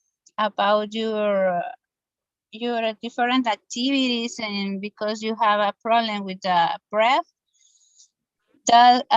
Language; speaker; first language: English; non-native, learner; Spanish